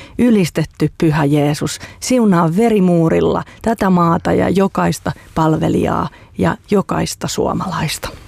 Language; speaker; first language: Finnish; native; Finnish